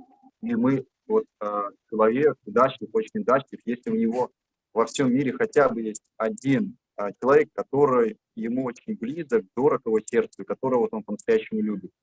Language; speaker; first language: Russian; native; Russian